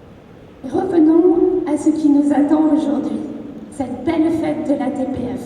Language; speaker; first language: French; native; French